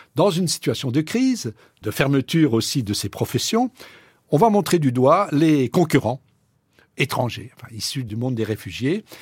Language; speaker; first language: French; native; French